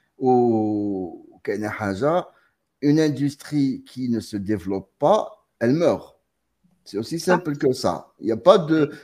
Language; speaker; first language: French; non-native, local second language; Arabic